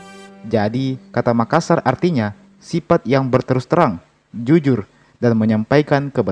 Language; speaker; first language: Indonesian; native; Indonesian